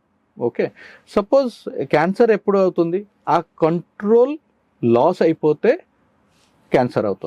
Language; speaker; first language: Telugu; non-native, learner; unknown